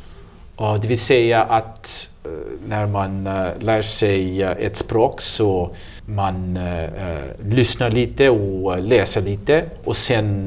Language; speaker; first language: Swedish; non-native, learner; English